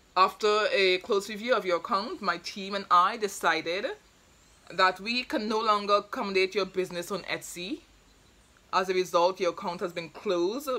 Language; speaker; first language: English; native; English